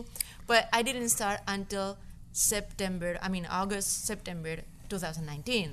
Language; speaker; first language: English; non-native, fluent; Spanish